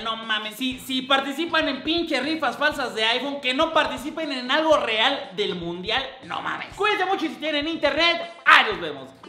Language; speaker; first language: Spanish; native; Spanish